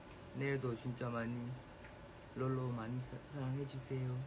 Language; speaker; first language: Korean; non-native, fluent; Thai